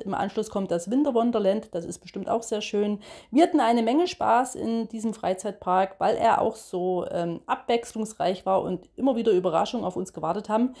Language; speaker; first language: German; native; German